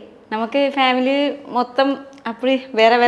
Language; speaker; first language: Malayalam; non-native, learner; Nepali